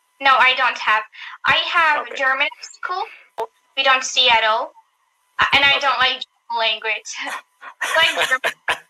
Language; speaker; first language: English; non-native, learner; Turkish